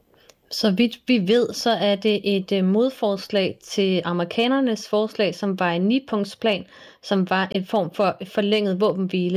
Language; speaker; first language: Danish; native; Danish